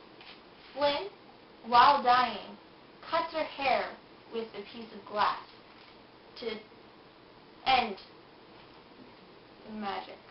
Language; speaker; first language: English; native; English